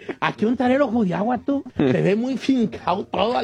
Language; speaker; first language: Spanish; native; Spanish